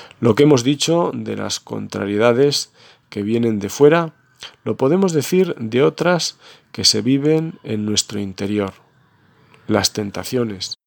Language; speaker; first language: Spanish; native; Spanish